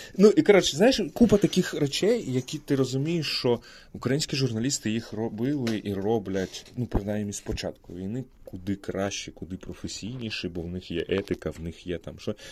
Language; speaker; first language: Ukrainian; non-native, local second language; Russian